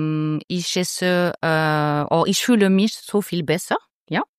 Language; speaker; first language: German; non-native, learner; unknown